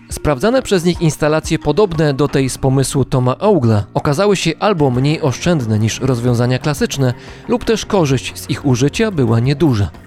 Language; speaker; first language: Polish; native; Polish